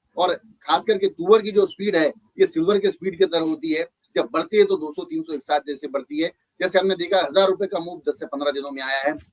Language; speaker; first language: Hindi; native; Hindi